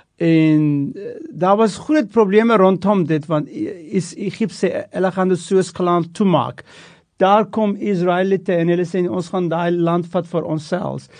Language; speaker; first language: Afrikaans; non-native, local second language; English